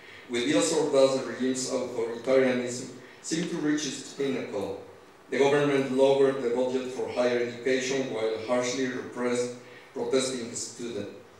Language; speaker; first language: English; non-native, fluent; Spanish